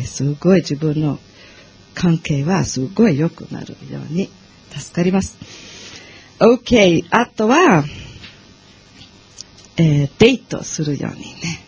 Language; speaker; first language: Japanese; non-native, learner; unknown